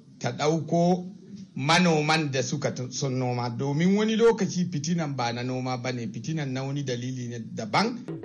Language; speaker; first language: Hausa; non-native, local second language; Fula